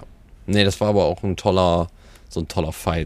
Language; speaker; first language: German; native; German